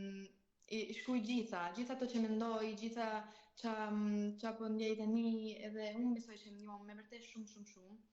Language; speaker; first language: Albanian; early bilingual, heritage; Albanian